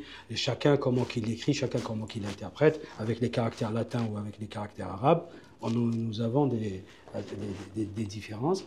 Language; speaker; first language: French; non-native, local second language; Arabic